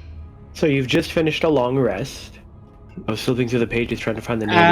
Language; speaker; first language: English; native; English